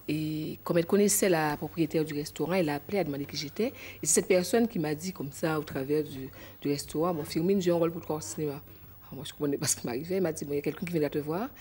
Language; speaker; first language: French; native; French